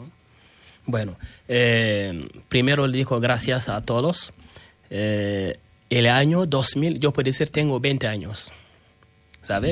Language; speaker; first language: Spanish; non-native, learner; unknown